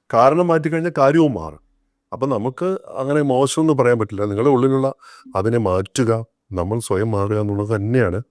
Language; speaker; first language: Malayalam; native; Malayalam